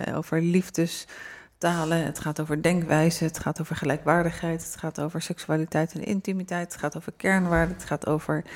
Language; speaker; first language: Dutch; native; Dutch